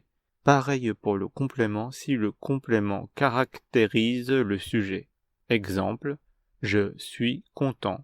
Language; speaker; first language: French; non-native, fluent; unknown